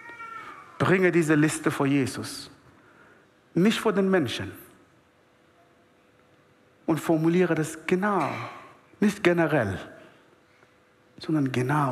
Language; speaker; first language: German; non-native, fluent; Arabic